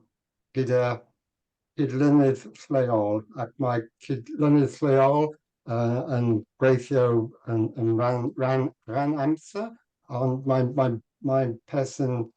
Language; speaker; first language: Welsh; non-native, learner; English